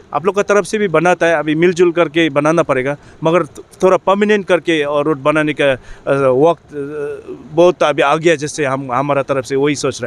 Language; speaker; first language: Hindi; non-native, fluent; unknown